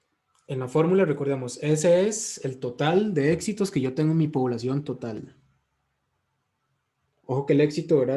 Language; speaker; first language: Spanish; native; Spanish